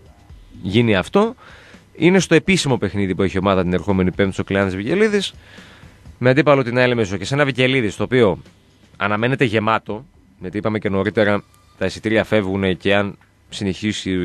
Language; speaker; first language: Greek; native; Greek